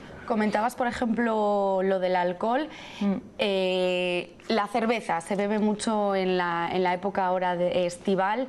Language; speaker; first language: Spanish; native; Spanish